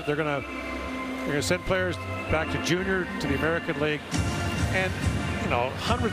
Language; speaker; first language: English; native; English